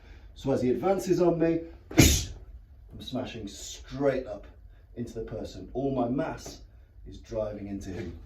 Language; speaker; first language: English; native; English